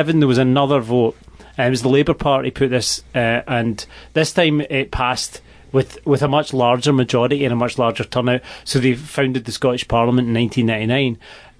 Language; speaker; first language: English; native; English